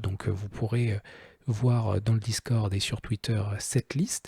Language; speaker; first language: French; native; French